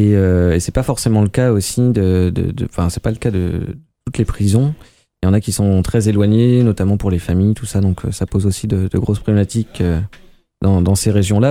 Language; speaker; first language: French; native; French